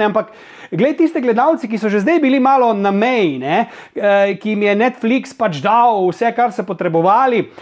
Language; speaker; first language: Slovenian; native; Slovenian